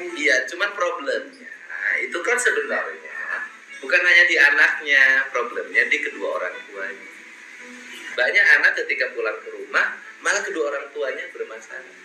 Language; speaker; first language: Indonesian; non-native, local second language; Sundanese